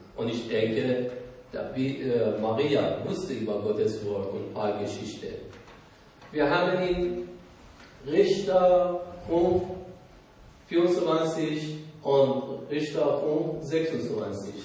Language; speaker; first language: German; non-native, learner; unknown